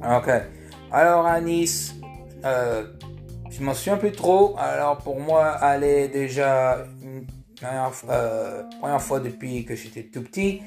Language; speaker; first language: French; early bilingual, heritage; French